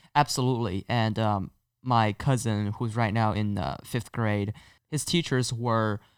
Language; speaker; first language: English; non-native, fluent; Chinese